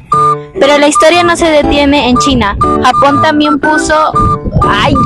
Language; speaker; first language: Spanish; native; Spanish